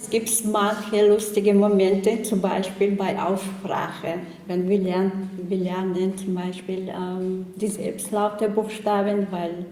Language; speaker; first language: German; non-native, learner; Chechen